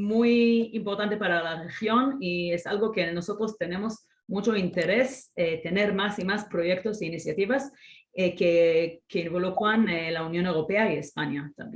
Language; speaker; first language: Spanish; non-native, fluent; Hebrew